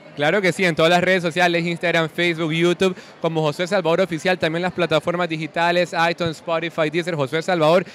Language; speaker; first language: Spanish; native; Spanish